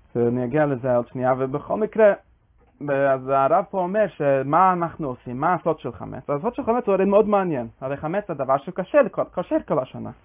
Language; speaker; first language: Hebrew; non-native, fluent; English